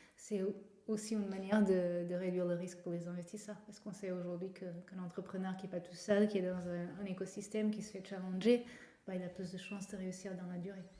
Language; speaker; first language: French; non-native, fluent; Portuguese